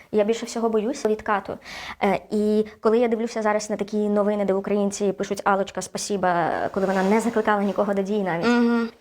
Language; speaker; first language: Ukrainian; native; Ukrainian